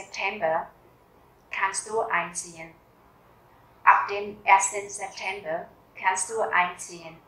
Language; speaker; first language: German; non-native, fluent; Vietnamese